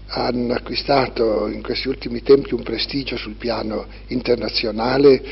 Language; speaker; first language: Italian; native; Italian